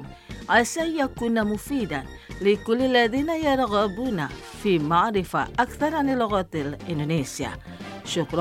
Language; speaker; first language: Arabic; non-native, fluent; Indonesian